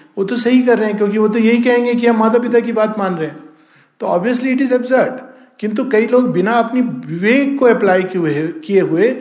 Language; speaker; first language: Hindi; native; Hindi